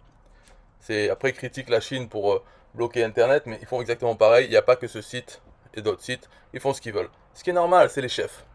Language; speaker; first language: French; native; French